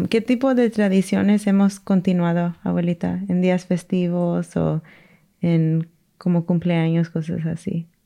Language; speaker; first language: Spanish; early bilingual, heritage; English